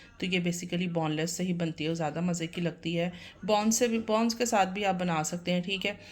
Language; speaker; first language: Urdu; non-native, local second language; Punjabi